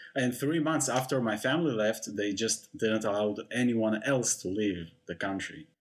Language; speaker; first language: English; non-native, fluent; Russian